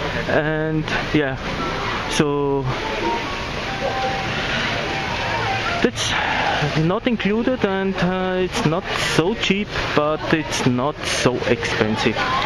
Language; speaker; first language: English; non-native, learner; German